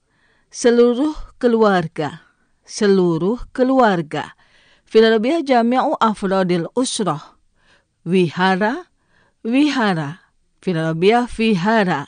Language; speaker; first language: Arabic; non-native, fluent; Indonesian